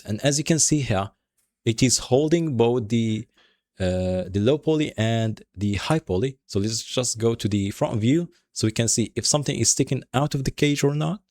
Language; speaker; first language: English; non-native, fluent; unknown